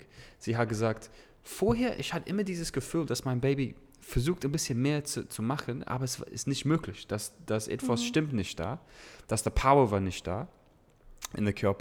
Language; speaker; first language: German; non-native, learner; English